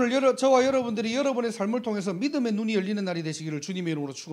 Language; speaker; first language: Korean; native; Korean